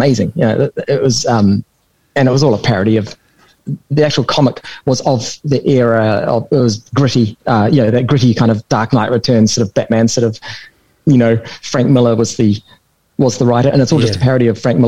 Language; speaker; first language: English; native; English